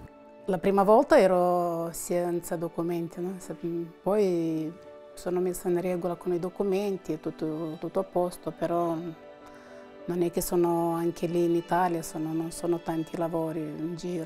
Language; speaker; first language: Italian; non-native, learner; Russian